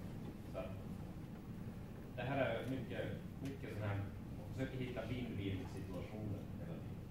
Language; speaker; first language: Swedish; non-native, fluent; Finnish